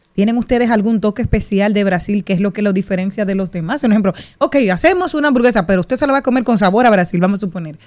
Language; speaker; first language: Spanish; native; Spanish